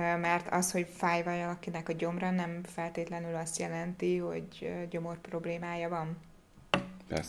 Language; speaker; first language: Hungarian; native; Hungarian